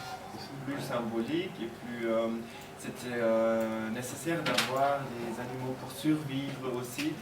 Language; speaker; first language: French; non-native, learner; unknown